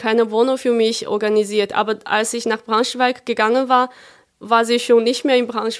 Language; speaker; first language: German; non-native, fluent; Chinese